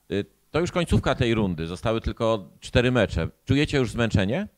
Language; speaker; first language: Polish; native; Polish